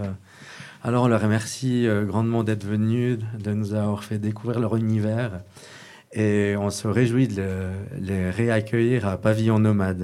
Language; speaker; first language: French; native; French